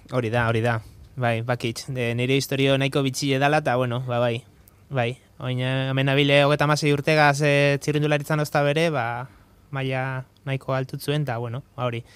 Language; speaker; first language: Basque; native; Basque